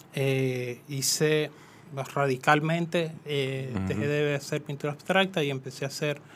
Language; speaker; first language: Spanish; native; Spanish